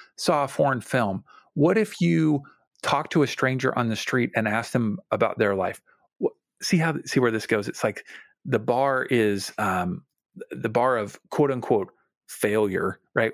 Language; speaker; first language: English; native; English